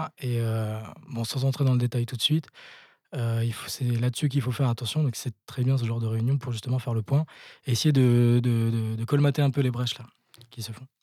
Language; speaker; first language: French; native; French